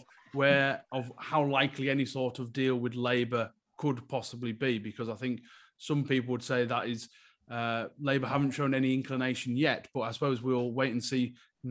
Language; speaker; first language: English; native; English